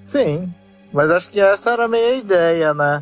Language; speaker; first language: Portuguese; native; Portuguese